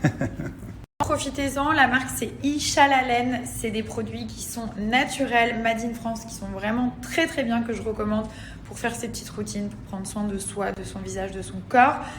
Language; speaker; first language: French; native; French